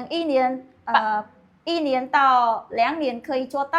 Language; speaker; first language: Chinese; non-native, learner; Khmer